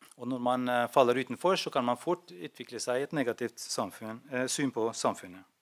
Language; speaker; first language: Norwegian; non-native, fluent; Albanian